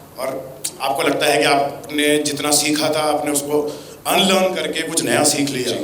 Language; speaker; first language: Hindi; native; Hindi